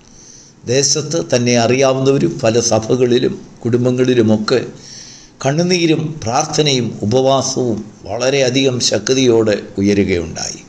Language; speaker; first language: Malayalam; native; Malayalam